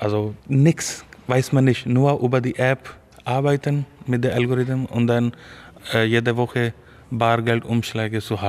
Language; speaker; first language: German; non-native, fluent; Urdu